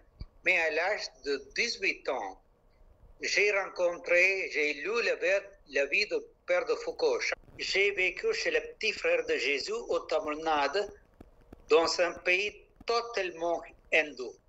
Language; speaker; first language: French; non-native, local second language; Malayalam